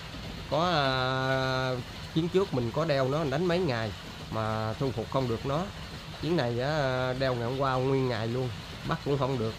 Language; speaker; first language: Vietnamese; native; Vietnamese